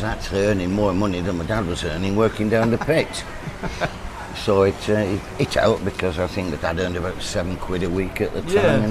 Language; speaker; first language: English; native; English